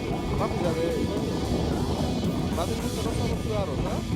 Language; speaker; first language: Arabic; non-native, learner; Hindi